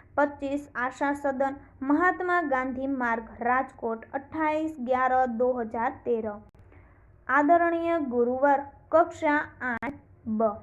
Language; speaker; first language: Hindi; non-native, local second language; Gujarati